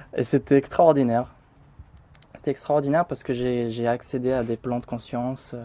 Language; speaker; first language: French; early bilingual, other home language; Arabic